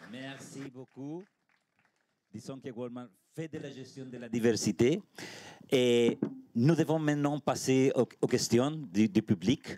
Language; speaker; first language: French; non-native, learner; Spanish